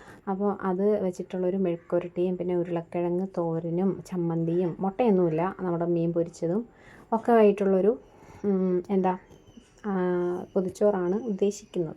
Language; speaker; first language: Malayalam; native; Malayalam